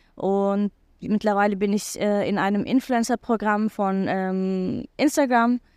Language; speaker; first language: German; non-native, fluent; Turkish